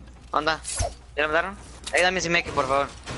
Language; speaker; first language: Spanish; early bilingual, heritage; Spanish